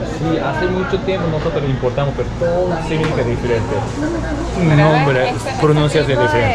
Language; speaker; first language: Spanish; non-native, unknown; Japanese